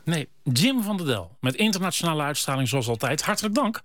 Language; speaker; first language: Dutch; native; Dutch